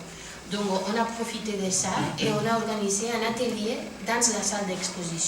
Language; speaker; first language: French; non-native, fluent; Spanish